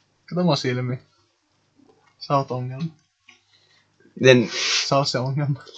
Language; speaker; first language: Finnish; native; Finnish